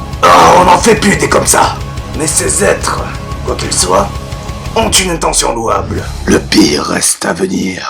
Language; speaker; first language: French; native; French